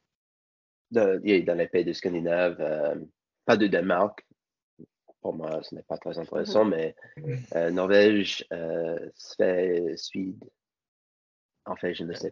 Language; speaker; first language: French; non-native, learner; English